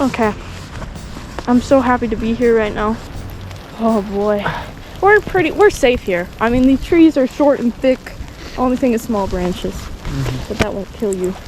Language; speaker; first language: English; native; English